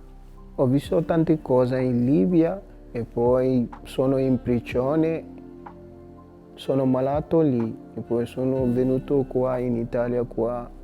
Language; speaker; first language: Italian; non-native, learner; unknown